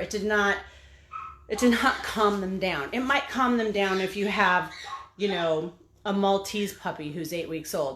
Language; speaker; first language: English; native; English